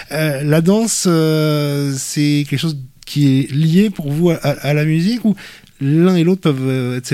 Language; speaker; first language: French; native; French